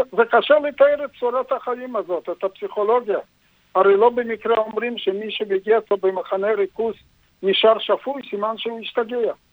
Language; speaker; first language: Hebrew; non-native, fluent; Yiddish